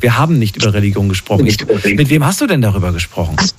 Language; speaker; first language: German; native; German